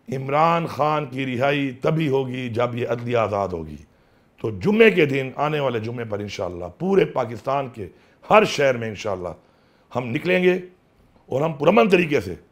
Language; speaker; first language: Urdu; non-native, local second language; Pashto